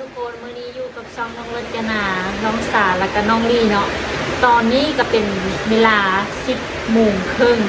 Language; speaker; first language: Thai; non-native, learner; Lao